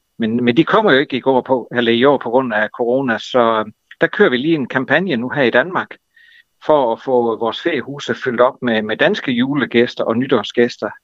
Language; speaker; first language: Danish; native; Danish